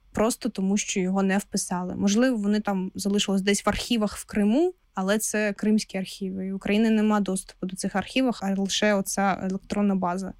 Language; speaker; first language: Ukrainian; non-native, local second language; Russian